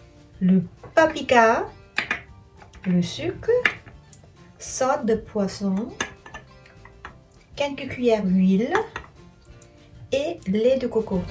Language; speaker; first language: French; non-native, learner; Thai